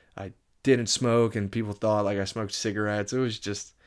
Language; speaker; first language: English; native; English